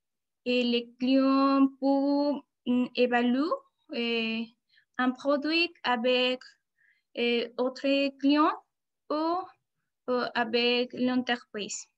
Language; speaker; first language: French; non-native, learner; Spanish